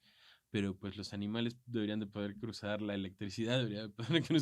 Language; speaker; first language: Spanish; native; Spanish